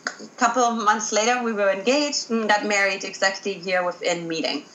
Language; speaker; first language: English; non-native, fluent; German